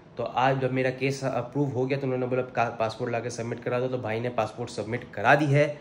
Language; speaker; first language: Urdu; native; Urdu